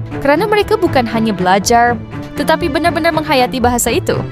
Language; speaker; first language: Malay; native; Malay